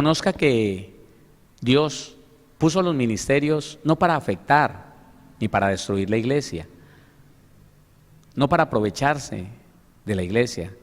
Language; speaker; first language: Spanish; native; Spanish